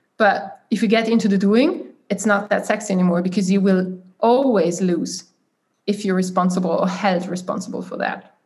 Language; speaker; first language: English; non-native, fluent; German